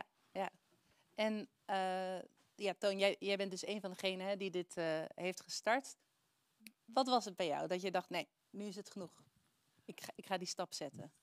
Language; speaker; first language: Dutch; native; Dutch